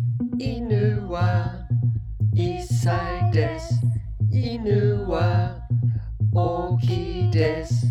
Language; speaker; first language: Japanese; non-native, learner; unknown